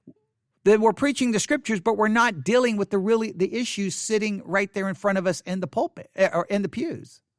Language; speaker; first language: English; native; English